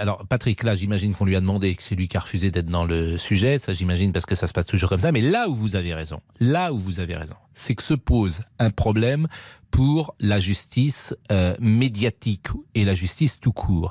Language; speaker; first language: French; native; French